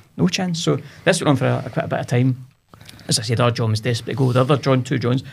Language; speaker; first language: English; native; English